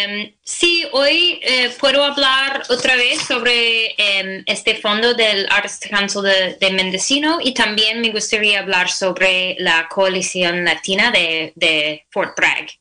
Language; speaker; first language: Spanish; non-native, fluent; English